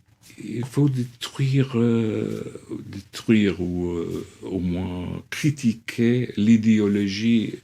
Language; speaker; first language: French; non-native, fluent; English